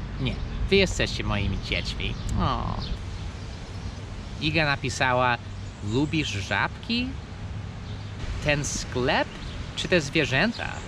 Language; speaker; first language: Polish; early bilingual, heritage; Polish